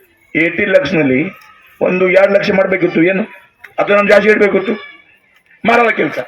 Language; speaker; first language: Kannada; non-native, local second language; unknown